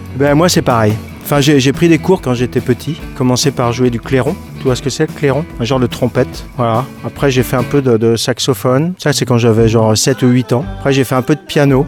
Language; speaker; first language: French; native; French